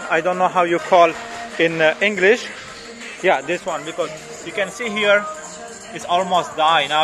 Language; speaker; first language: English; non-native, learner; French